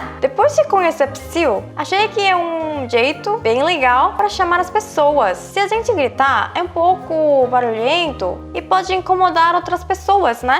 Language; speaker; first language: Portuguese; non-native, fluent; Korean